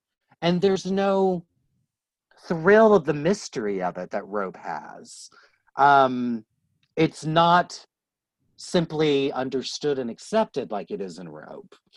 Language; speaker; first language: English; native; English